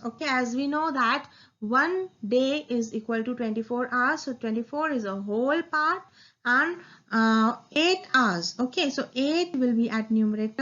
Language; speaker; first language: English; non-native, local second language; Hindi